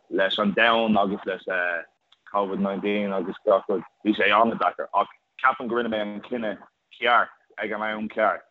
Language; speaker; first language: Irish; non-native, local second language; English